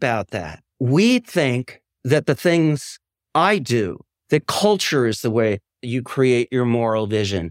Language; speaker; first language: English; native; English